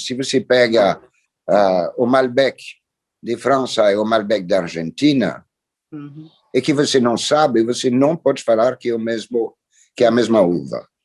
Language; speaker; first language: Portuguese; non-native, fluent; French